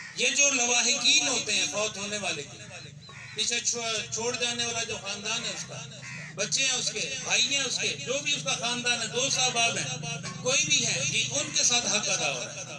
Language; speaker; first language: Urdu; non-native, local second language; Punjabi